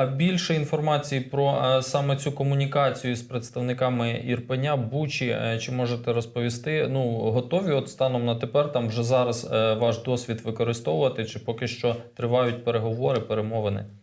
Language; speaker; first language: Ukrainian; native; Ukrainian